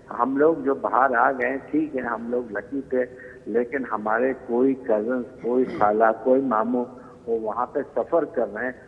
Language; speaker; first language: Urdu; native; Urdu